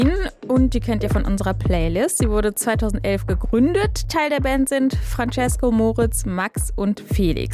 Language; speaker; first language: German; native; German